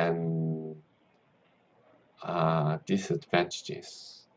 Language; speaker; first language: English; non-native, learner; Korean